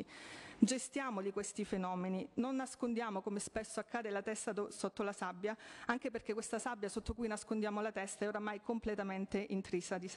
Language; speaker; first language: Italian; native; Italian